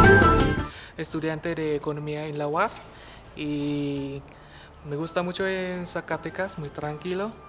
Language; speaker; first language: Spanish; non-native, learner; Vietnamese